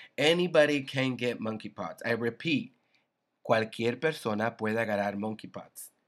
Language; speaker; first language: Spanish; early bilingual, heritage; Spanish